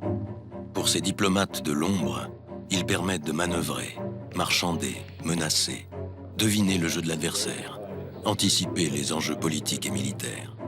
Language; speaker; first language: French; native; French